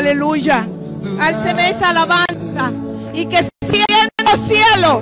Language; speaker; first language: Spanish; native; Spanish